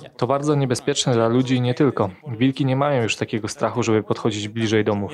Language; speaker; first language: Polish; native; Polish